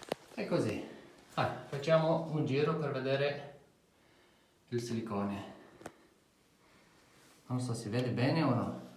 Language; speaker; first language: Italian; non-native, fluent; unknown